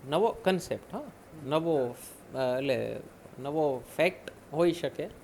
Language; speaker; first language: Hindi; non-native, local second language; Gujarati